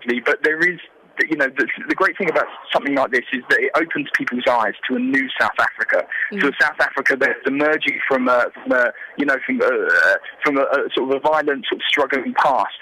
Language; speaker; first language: English; native; English